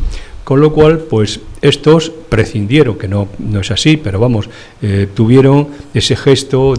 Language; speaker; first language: Spanish; native; Spanish